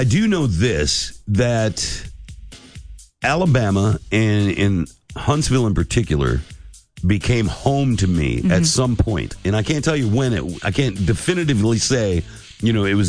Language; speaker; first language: English; native; English